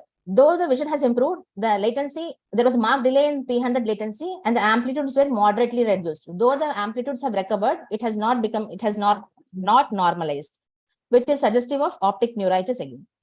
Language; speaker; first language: English; non-native, local second language; Tamil